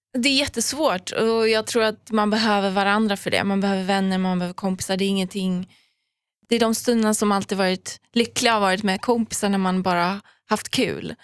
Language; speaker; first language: Swedish; early bilingual, other home language; Persian